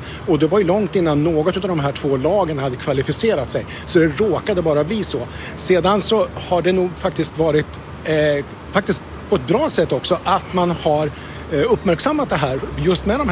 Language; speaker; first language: Swedish; native; Swedish